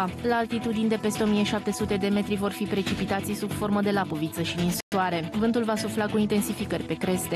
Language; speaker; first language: Romanian; native; Romanian